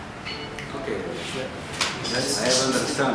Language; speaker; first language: English; non-native, fluent; Arabic